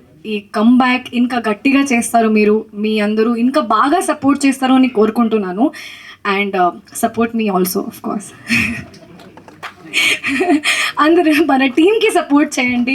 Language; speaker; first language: Telugu; non-native, fluent; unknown